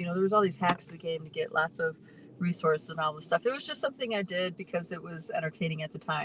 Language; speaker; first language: English; native; English